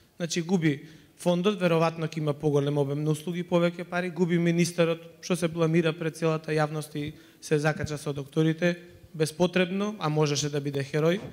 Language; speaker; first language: Macedonian; native; Macedonian